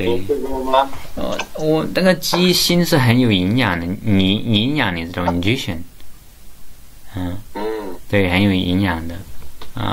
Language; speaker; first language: Chinese; native; Chinese